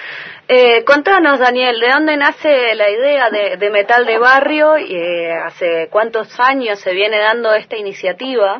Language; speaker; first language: Spanish; native; Spanish